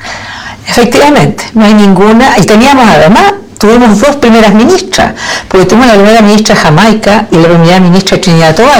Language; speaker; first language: Spanish; native; Spanish